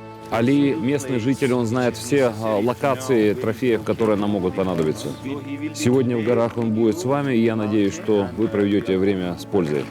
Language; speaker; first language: Russian; native; Russian